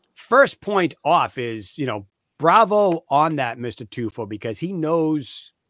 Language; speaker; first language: English; native; English